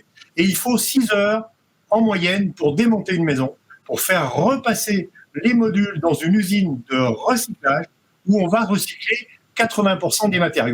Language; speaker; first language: French; native; French